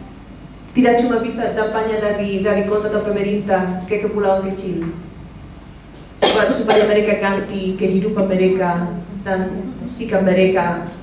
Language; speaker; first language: Indonesian; non-native, fluent; Spanish